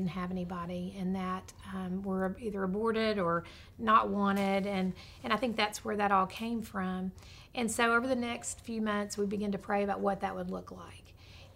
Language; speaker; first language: English; native; English